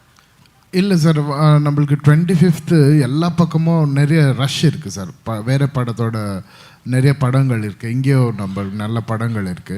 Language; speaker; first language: Tamil; non-native, local second language; Kannada